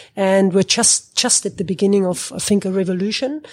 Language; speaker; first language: English; non-native, fluent; German